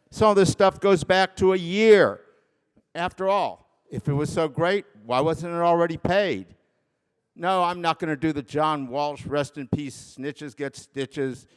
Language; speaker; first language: English; native; English